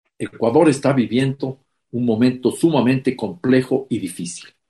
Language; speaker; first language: Spanish; native; Spanish